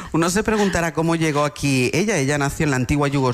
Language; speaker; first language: Spanish; native; Spanish